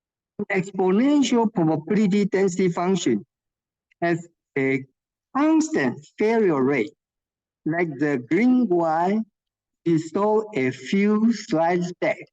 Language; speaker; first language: English; non-native, fluent; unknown